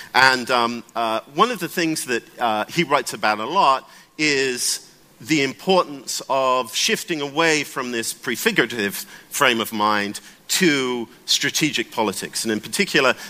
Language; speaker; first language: English; native; English